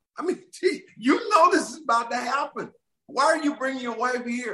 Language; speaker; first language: English; native; English